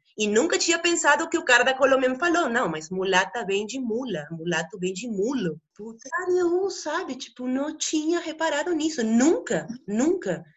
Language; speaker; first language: Portuguese; non-native, fluent; Spanish